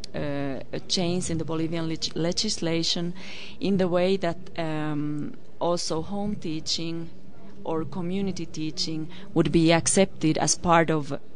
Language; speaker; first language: English; non-native, fluent; Finnish